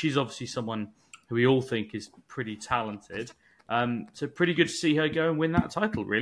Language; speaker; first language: English; native; English